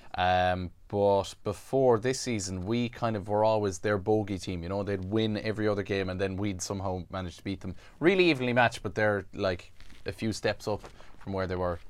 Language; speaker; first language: English; native; English